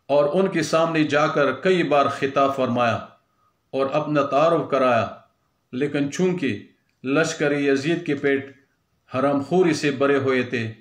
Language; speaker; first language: Urdu; non-native, local second language; Pashto